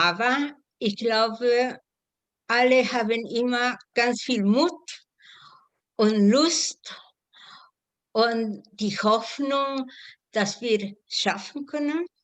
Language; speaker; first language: German; non-native, fluent; Spanish